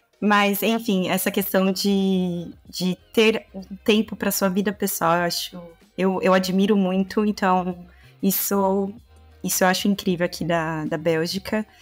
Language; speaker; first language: Portuguese; native; Portuguese